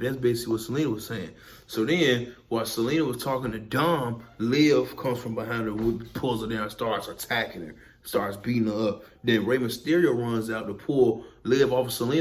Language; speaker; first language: English; native; English